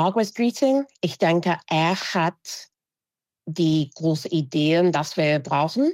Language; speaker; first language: German; non-native, fluent; English